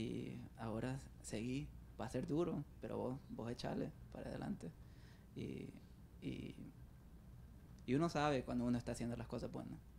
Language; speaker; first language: Spanish; early bilingual, heritage; Spanish